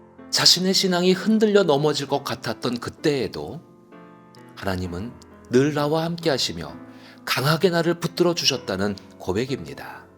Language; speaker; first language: Korean; native; Korean